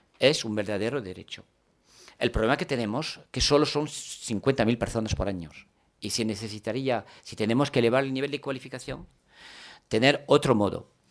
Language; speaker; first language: Spanish; early bilingual, heritage; French